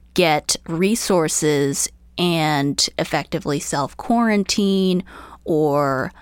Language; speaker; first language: English; early bilingual, other home language; Chinese